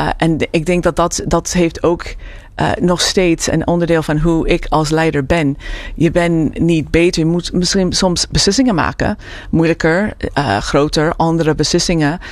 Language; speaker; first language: Dutch; non-native, fluent; English